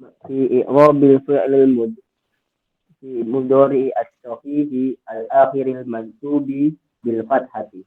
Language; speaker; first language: Arabic; non-native, learner; Indonesian